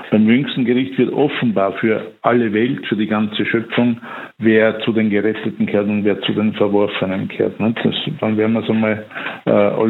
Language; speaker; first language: German; native; German